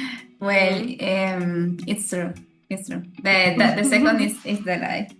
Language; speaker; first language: English; non-native, learner; Spanish